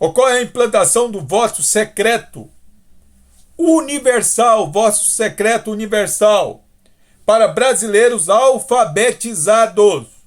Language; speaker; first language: Portuguese; native; Portuguese